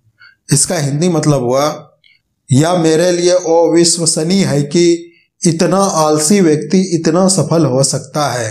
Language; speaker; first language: Hindi; native; Hindi